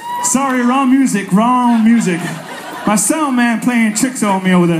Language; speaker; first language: English; native; English